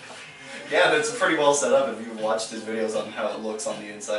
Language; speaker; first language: English; native; English